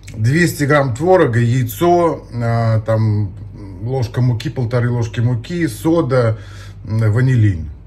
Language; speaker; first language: Russian; native; Russian